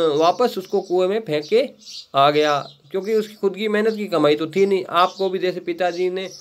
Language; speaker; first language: Hindi; native; Hindi